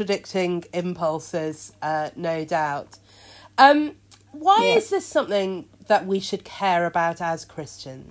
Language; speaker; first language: English; native; English